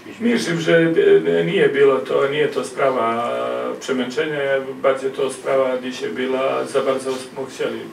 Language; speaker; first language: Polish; non-native, learner; Croatian